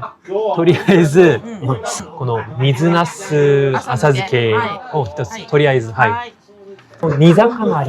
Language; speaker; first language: Japanese; non-native, fluent; Korean